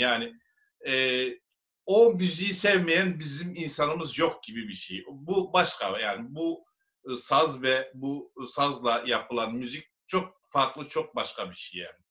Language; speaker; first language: Turkish; native; Turkish